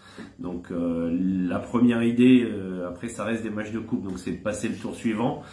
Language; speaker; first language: French; native; French